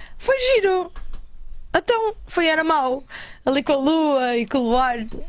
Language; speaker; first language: Portuguese; native; Portuguese